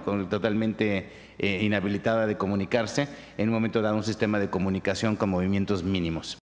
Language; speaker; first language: Spanish; native; Spanish